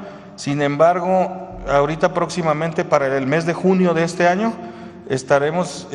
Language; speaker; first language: Spanish; native; Spanish